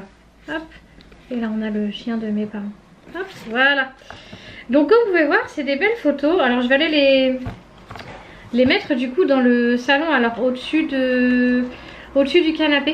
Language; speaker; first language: French; native; French